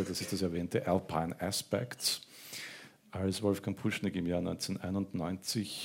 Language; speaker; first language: German; native; German